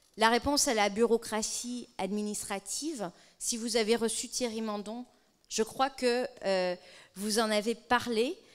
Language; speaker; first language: French; native; French